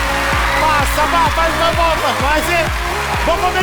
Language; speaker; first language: Italian; native; Italian